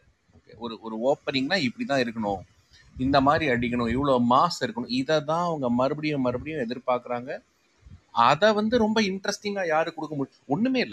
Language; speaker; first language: Tamil; native; Tamil